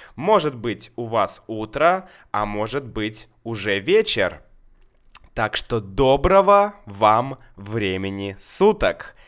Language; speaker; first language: Russian; native; Russian